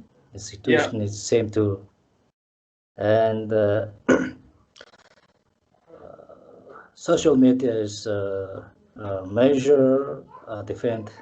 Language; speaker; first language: English; non-native, learner; Mongolian